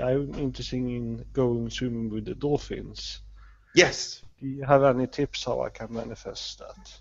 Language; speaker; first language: English; non-native, learner; Swedish